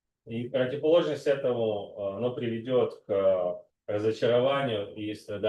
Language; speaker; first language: Russian; native; Russian